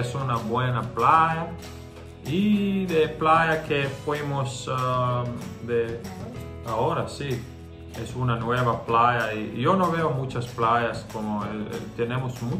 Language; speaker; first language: Spanish; non-native, learner; Croatian